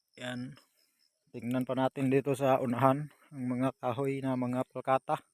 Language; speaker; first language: Filipino; non-native, local second language; Cebuano